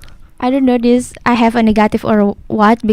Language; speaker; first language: English; non-native, learner; Indonesian